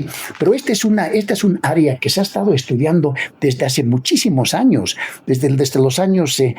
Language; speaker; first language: Spanish; native; Spanish